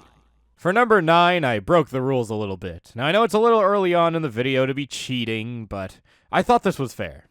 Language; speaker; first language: English; native; English